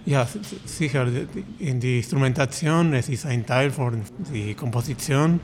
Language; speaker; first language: German; non-native, learner; Spanish